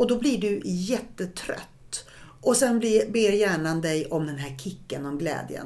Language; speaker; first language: Swedish; native; Swedish